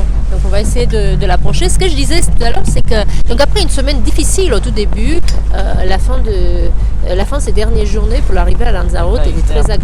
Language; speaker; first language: French; native; French